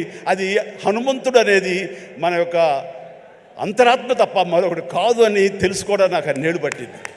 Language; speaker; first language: Telugu; native; Telugu